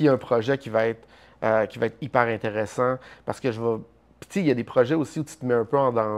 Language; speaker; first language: French; native; French